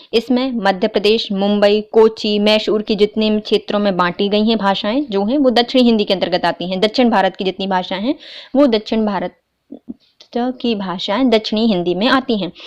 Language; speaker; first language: Hindi; native; Hindi